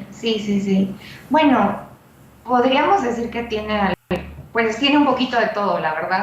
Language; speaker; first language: Spanish; native; Spanish